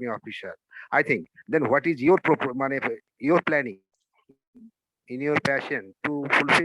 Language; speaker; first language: English; non-native, learner; Hindi